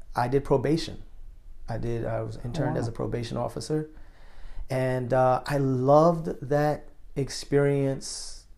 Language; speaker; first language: English; native; English